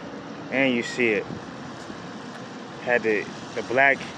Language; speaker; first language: English; native; English